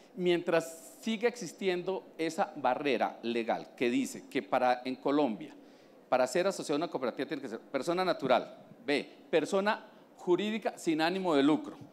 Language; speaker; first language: Spanish; native; Spanish